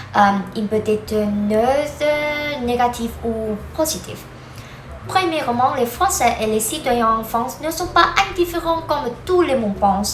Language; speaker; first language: French; non-native, learner; Vietnamese